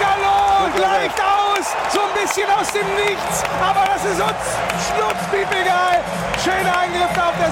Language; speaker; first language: German; native; German